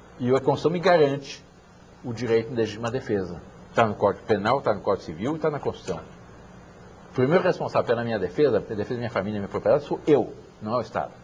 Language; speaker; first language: Portuguese; early bilingual, other home language; French